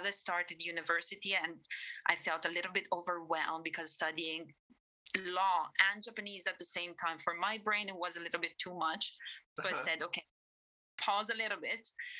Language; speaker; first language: English; non-native, fluent; Italian